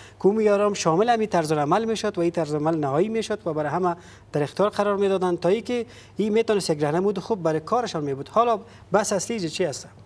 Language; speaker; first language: Persian; native; Persian